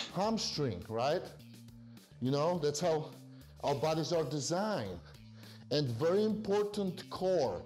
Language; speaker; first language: English; non-native, fluent; Polish